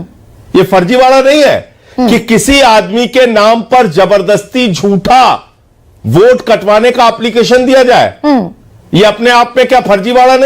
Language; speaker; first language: Hindi; native; Hindi